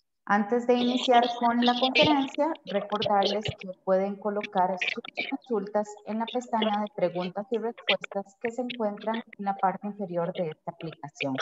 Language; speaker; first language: Spanish; native; Spanish